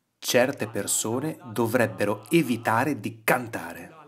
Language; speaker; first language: Italian; native; Italian